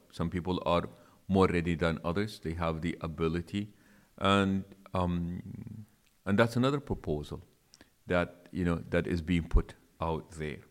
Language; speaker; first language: English; non-native, local second language; Arabic